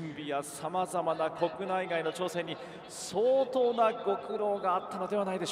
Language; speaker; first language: Japanese; native; Japanese